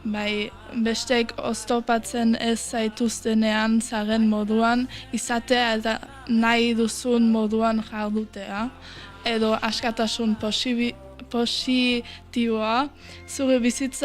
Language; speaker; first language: Basque; early bilingual, heritage; Basque